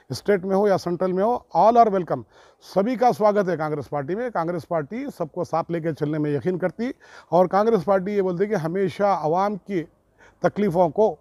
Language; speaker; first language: Hindi; non-native, local second language; Urdu